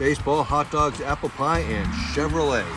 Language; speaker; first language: English; native; English